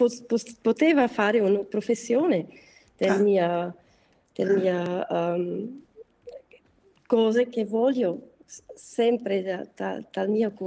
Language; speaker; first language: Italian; non-native, learner; German